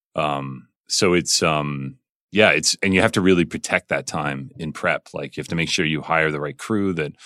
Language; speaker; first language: English; native; English